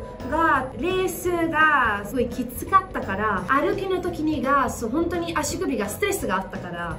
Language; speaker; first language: Japanese; non-native, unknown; Italian